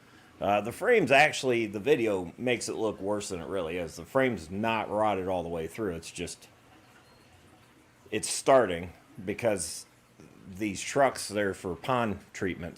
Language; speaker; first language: English; native; English